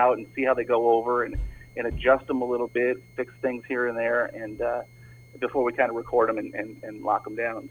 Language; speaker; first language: English; native; English